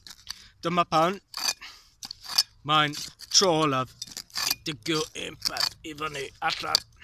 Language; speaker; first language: Welsh; non-native, learner; English